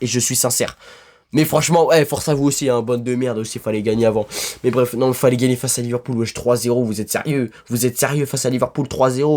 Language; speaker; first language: French; native; French